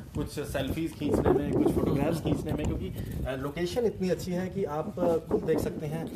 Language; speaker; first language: Hindi; native; Hindi